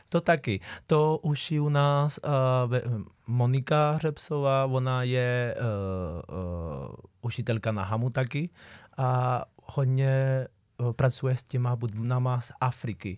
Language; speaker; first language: Czech; non-native, fluent; Spanish